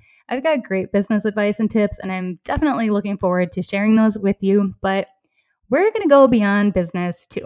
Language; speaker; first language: English; native; English